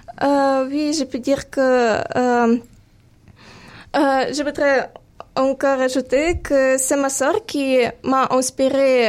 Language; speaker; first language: French; non-native, fluent; Ukrainian